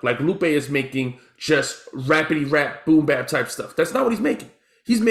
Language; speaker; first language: English; native; English